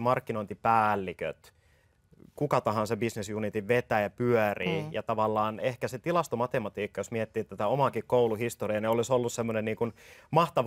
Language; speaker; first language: Finnish; native; Finnish